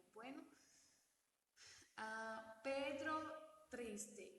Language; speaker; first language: Spanish; non-native, learner; Portuguese